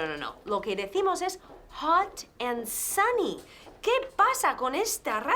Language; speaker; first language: Spanish; native; Spanish